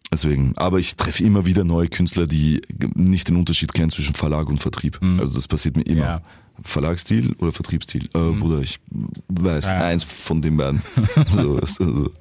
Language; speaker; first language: German; native; German